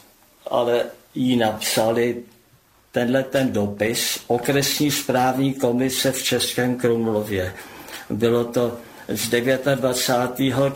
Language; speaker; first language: Czech; non-native, local second language; German